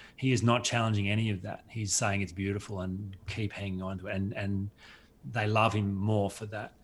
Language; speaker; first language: English; native; English